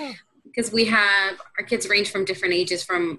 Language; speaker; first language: English; native; English